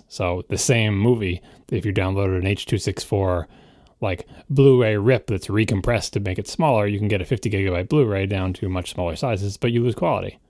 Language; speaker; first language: English; native; English